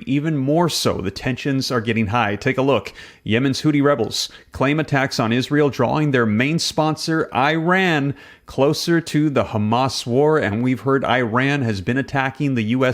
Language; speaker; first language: English; native; English